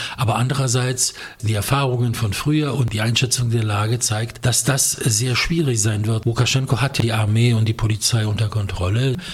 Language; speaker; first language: German; non-native, fluent; Polish